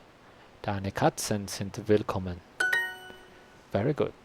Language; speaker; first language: German; non-native, learner; Spanish